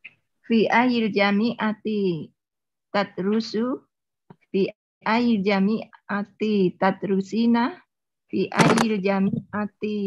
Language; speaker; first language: Arabic; non-native, learner; Indonesian